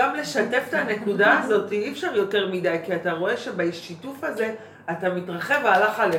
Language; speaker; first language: Hebrew; native; Hebrew